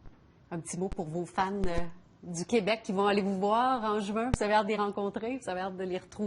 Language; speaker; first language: French; native; French